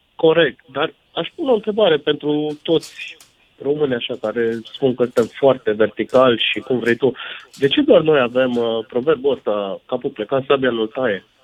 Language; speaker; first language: Romanian; native; Romanian